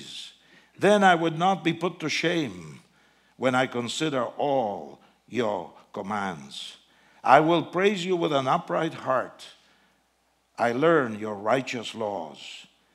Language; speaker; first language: English; non-native, fluent; Spanish